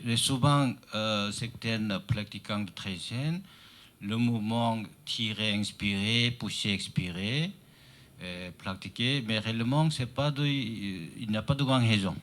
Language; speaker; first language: French; non-native, learner; Chinese